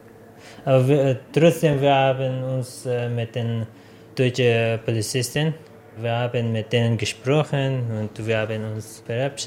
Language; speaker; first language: German; non-native, learner; Persian